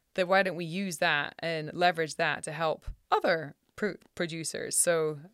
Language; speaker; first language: English; native; English